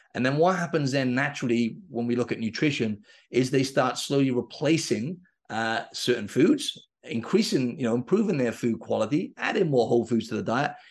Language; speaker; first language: English; native; English